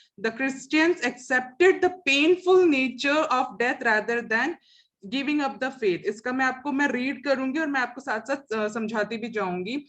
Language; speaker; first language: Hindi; non-native, local second language; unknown